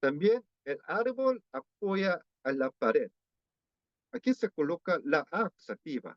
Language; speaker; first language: Spanish; non-native, fluent; Korean